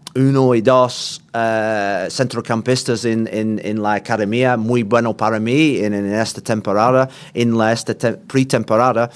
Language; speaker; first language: Spanish; non-native, learner; English